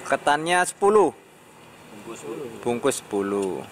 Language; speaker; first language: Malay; non-native, local second language; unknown